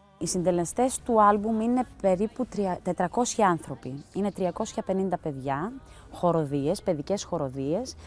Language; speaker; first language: Greek; early bilingual, heritage; Greek